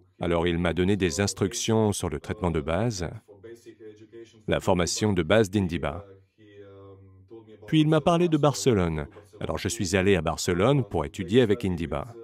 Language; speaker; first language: French; non-native, fluent; Slovenian